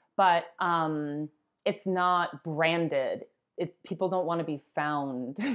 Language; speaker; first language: English; native; English